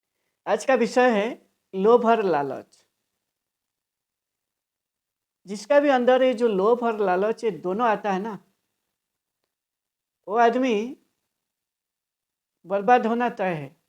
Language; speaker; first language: Hindi; non-native, local second language; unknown